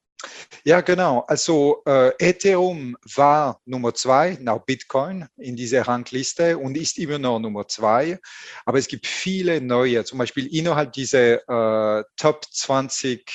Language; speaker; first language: German; non-native, fluent; French